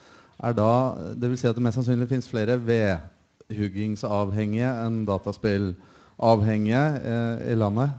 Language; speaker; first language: Norwegian; native; Norwegian